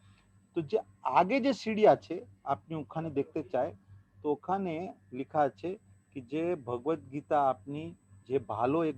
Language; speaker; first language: Bangla; non-native, learner; Hindi